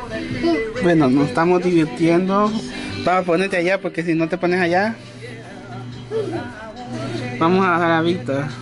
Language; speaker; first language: Spanish; native; Spanish